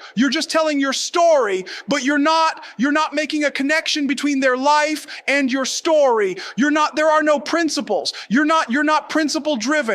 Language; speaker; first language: English; native; English